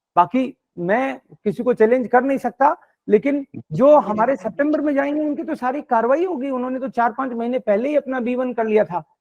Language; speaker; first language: Hindi; native; Hindi